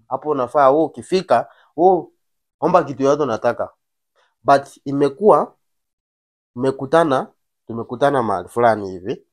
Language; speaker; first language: Swahili; native; Swahili